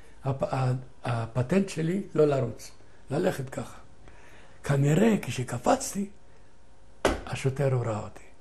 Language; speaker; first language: Hebrew; non-native, fluent; Ladino